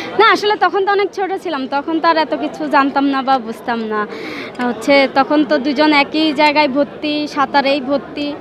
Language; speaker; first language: Bangla; native; Bangla